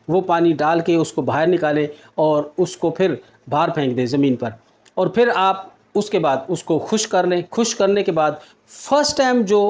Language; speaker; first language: Urdu; native; Urdu